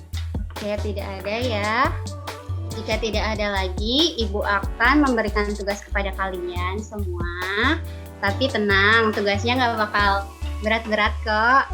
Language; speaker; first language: Indonesian; native; Indonesian